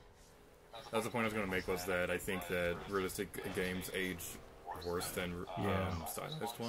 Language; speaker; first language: English; native; English